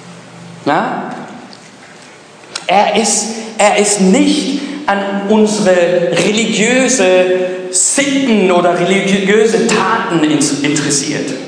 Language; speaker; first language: German; non-native, fluent; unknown